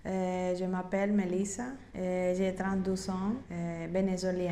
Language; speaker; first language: French; non-native, learner; Spanish